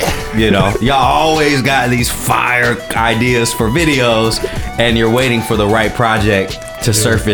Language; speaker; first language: English; early bilingual, other home language; Japanese